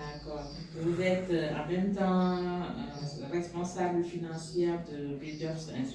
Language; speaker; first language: French; non-native, local second language; Wolof